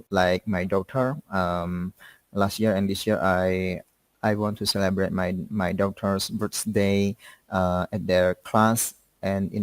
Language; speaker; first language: English; non-native, learner; Indonesian